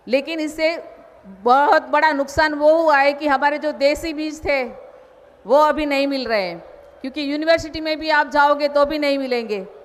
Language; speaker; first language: Hindi; non-native, local second language; Gujarati